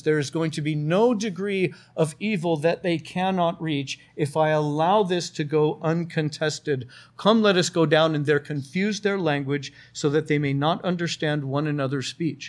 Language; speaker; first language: English; native; English